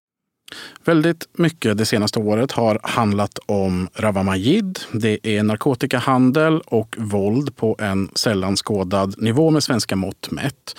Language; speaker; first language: Swedish; native; Swedish